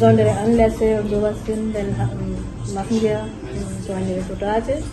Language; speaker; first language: German; non-native, learner; Urdu